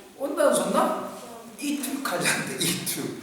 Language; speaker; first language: Turkish; non-native, fluent; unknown